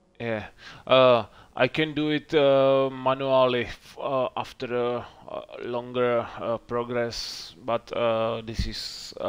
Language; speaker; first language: English; non-native, learner; Czech